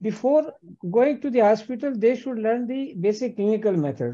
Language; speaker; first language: English; non-native, local second language; Urdu